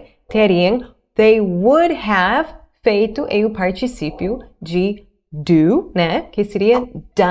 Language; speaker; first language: Portuguese; non-native, fluent; English